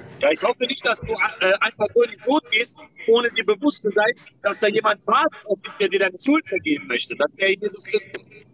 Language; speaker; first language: German; non-native, fluent; Persian